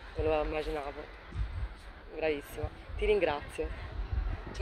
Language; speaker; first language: Italian; native; Italian